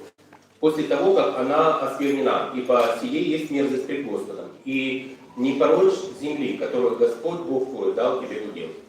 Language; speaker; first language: Russian; native; Russian